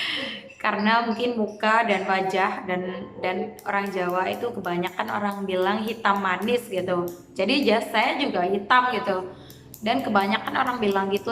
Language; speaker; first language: Indonesian; non-native, fluent; Khmer